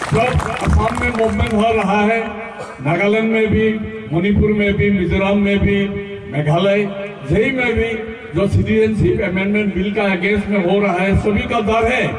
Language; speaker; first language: Hindi; non-native, local second language; Assamese